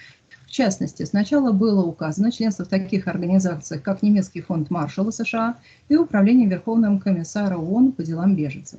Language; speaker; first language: Russian; native; Russian